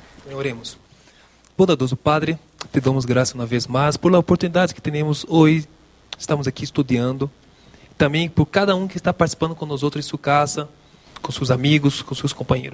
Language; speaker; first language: Spanish; non-native, local second language; Portuguese